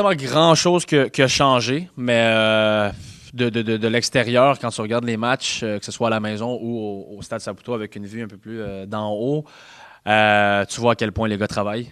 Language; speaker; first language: French; native; French